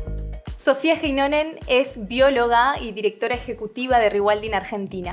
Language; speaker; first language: Spanish; native; Spanish